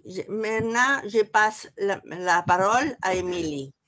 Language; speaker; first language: French; non-native, fluent; Catalan